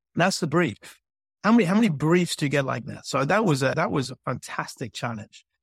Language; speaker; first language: English; native; English